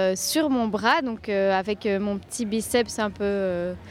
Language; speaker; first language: French; native; French